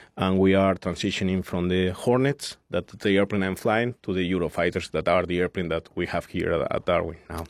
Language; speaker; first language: English; non-native, fluent; Spanish